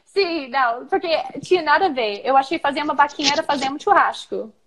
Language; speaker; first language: Portuguese; non-native, fluent; English